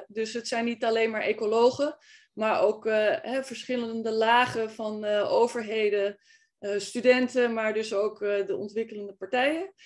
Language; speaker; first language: Dutch; native; Dutch